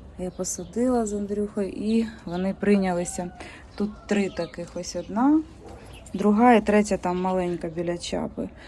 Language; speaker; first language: Ukrainian; native; Ukrainian